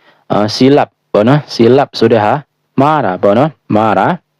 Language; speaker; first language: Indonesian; non-native, fluent; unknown